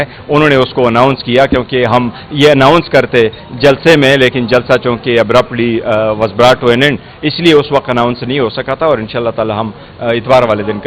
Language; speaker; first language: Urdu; non-native, local second language; Pashto